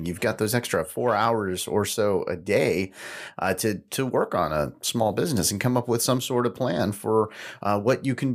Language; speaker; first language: English; native; English